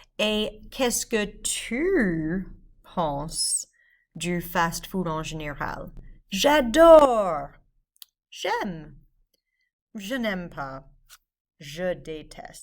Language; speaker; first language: French; non-native, fluent; English